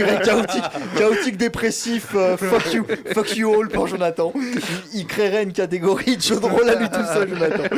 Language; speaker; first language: French; native; French